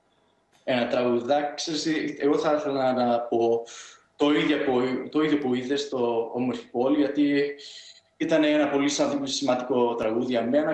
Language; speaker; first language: Greek; early bilingual, heritage; Greek